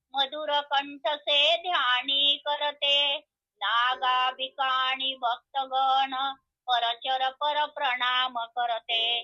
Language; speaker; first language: Hindi; non-native, local second language; Marathi